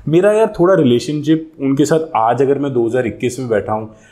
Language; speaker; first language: Hindi; native; Hindi